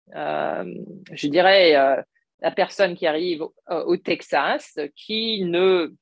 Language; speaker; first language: French; non-native, fluent; English